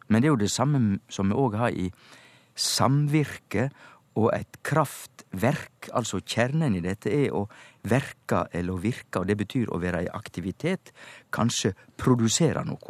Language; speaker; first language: Norwegian; native; Norwegian